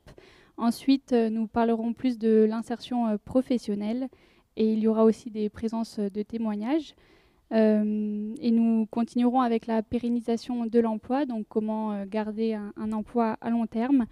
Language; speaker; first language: French; native; French